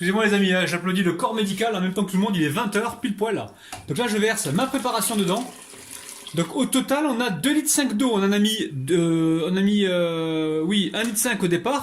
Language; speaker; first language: French; native; French